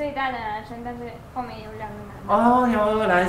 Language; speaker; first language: Chinese; early bilingual, other home language; Spanish